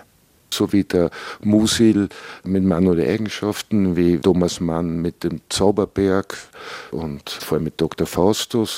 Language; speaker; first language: German; native; German